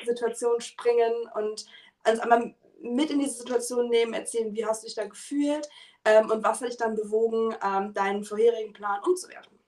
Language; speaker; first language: German; native; German